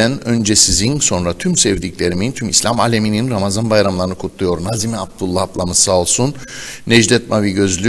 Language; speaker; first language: Turkish; native; Turkish